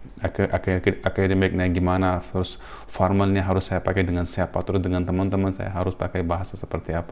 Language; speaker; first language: Indonesian; non-native, fluent; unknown